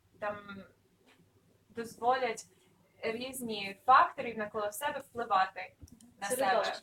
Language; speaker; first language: Ukrainian; early bilingual, other home language; English